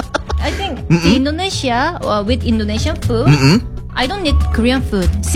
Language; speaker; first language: English; non-native, learner; Korean